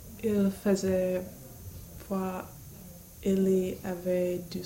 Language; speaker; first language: French; non-native, learner; English